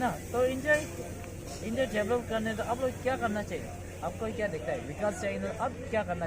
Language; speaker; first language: Hindi; non-native, learner; Tibetan